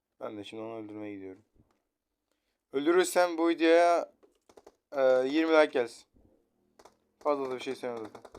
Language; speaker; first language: Turkish; native; Turkish